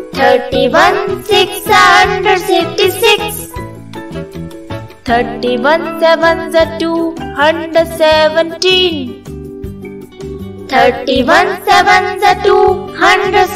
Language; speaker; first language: English; non-native, local second language; Hindi